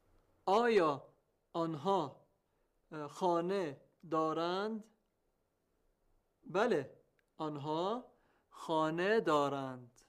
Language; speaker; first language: Persian; non-native, learner; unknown